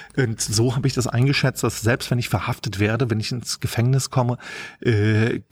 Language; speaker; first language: German; native; German